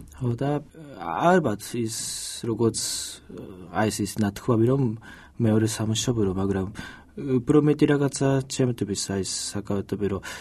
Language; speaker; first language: Georgian; non-native, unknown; Japanese